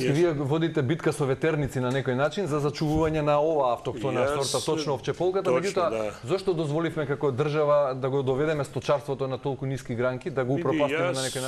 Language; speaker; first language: Macedonian; native; Macedonian